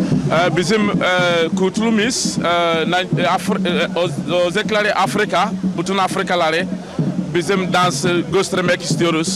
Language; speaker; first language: Turkish; non-native, learner; Igbo